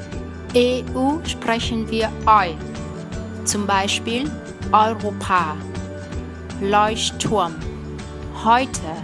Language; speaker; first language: German; non-native, fluent; Vietnamese